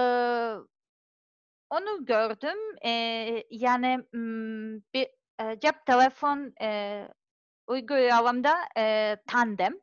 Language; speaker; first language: Turkish; non-native, learner; Serbian